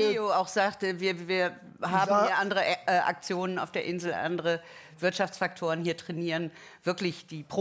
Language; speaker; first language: German; native; German